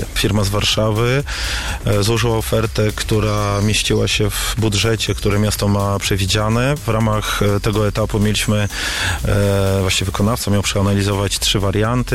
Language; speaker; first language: Polish; native; Polish